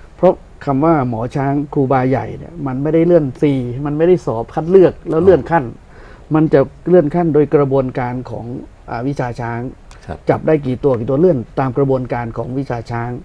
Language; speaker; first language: Thai; non-native, local second language; Northern Khmer